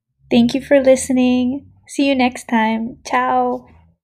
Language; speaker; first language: English; native; English